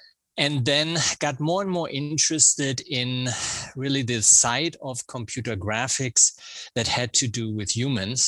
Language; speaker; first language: English; non-native, fluent; German